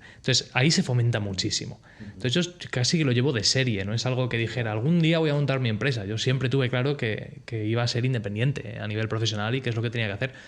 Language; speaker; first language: Spanish; early bilingual, heritage; Spanish